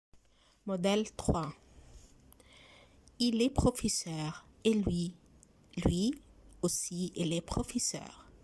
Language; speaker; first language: French; non-native, fluent; Arabic